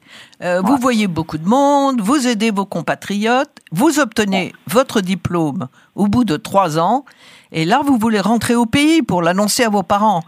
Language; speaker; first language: French; native; French